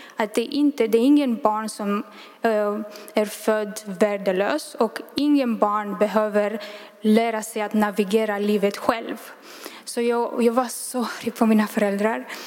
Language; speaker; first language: Swedish; non-native, fluent; Romanian